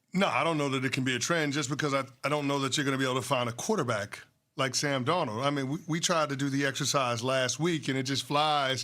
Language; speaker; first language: English; native; English